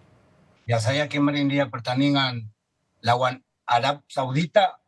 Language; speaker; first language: Indonesian; non-native, fluent; Spanish